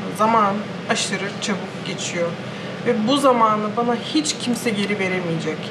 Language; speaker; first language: Turkish; early bilingual, heritage; Turkish